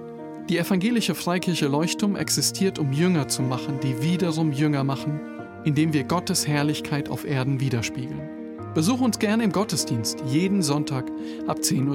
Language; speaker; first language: German; native; German